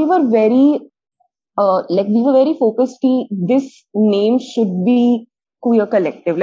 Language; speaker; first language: English; non-native, local second language; Hindi